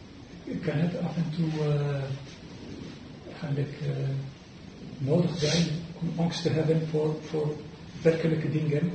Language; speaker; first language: Dutch; non-native, fluent; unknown